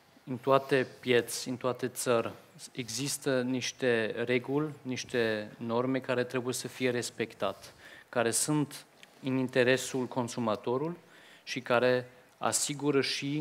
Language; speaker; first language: Romanian; non-native, fluent; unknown